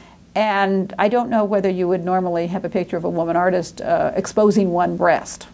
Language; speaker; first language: English; native; English